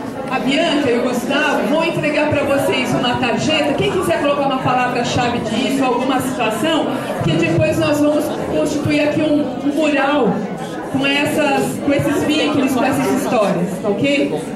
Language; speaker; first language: Portuguese; native; Portuguese